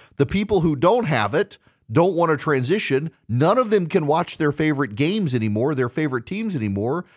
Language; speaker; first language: English; native; English